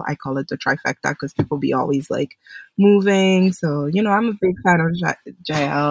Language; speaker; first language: English; native; English